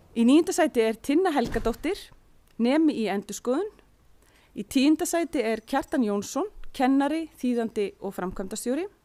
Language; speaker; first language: Icelandic; native; Icelandic